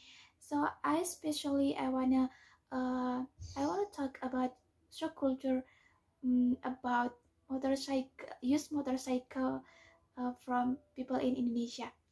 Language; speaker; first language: English; non-native, learner; Indonesian